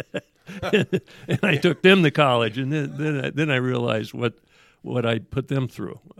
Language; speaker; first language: English; native; English